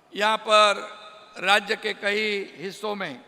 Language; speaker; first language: Hindi; non-native, local second language; Marathi